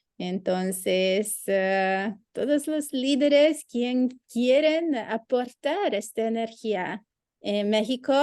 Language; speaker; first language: Spanish; non-native, fluent; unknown